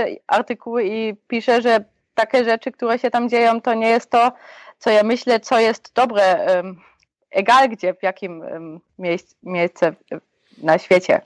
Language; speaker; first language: Polish; early bilingual, other home language; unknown